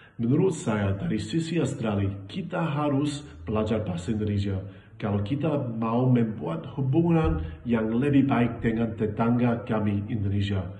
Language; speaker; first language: Indonesian; non-native, fluent; English